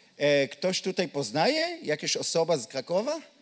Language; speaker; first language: Polish; non-native, learner; Hebrew